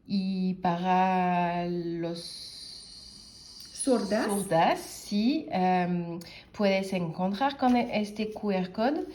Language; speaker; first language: Spanish; non-native, learner; French